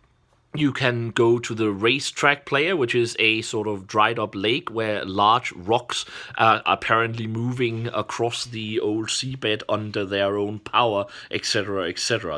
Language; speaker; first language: English; non-native, fluent; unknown